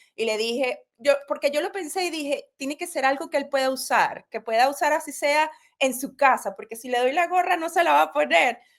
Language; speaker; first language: Spanish; native; Spanish